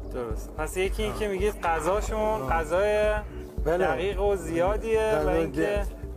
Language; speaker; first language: Persian; native; Persian